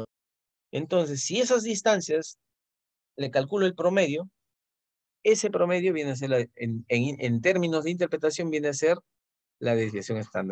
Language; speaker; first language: Spanish; native; Spanish